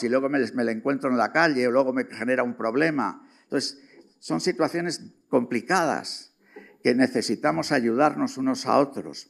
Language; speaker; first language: Spanish; native; Spanish